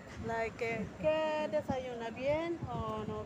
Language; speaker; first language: Spanish; non-native, learner; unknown